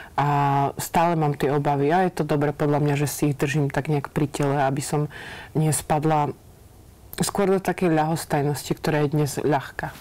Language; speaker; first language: Slovak; native; Slovak